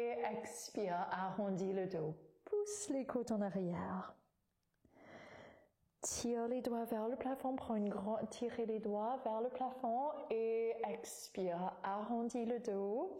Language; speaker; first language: French; non-native, fluent; English